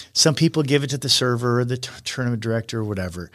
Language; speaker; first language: English; native; English